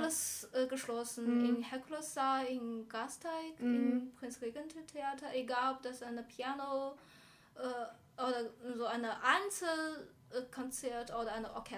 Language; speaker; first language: German; non-native, learner; Chinese